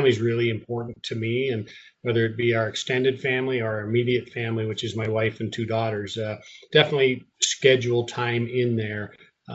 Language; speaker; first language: English; native; English